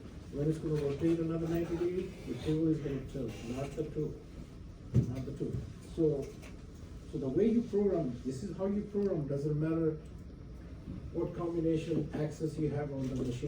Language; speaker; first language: English; non-native, fluent; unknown